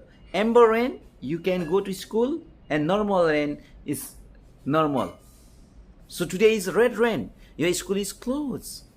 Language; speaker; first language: English; non-native, fluent; Nepali